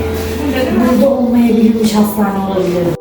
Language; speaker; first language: Turkish; native; Turkish